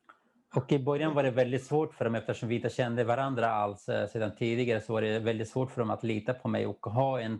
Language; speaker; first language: Swedish; non-native, fluent; Kurdish